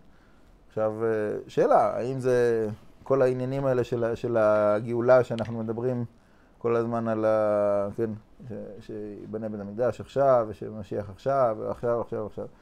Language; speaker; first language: Hebrew; non-native, fluent; English